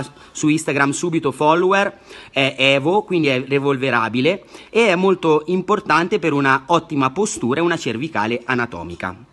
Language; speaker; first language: Italian; native; Italian